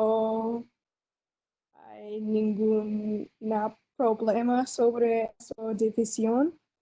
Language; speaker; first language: Spanish; non-native, learner; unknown